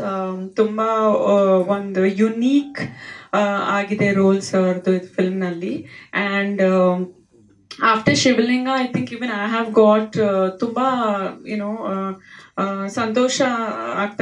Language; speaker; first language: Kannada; non-native, learner; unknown